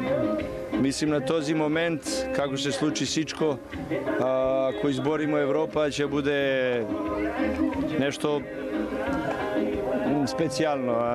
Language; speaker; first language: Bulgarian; non-native, learner; Bosnian